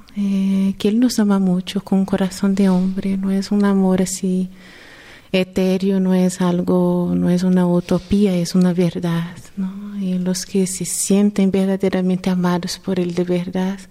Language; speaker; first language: Spanish; non-native, fluent; Portuguese